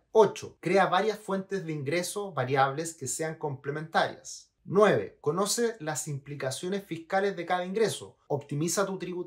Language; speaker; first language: Spanish; native; Spanish